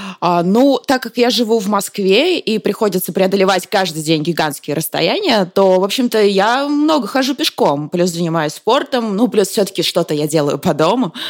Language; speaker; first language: Russian; native; Russian